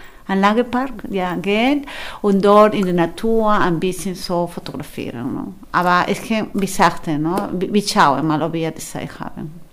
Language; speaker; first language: German; non-native, fluent; Spanish